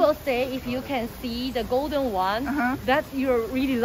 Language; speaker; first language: English; non-native, fluent; Chinese